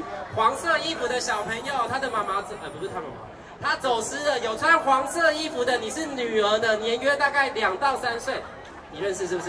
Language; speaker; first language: Chinese; native; Chinese